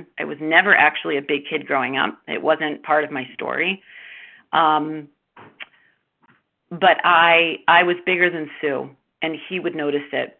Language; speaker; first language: English; native; English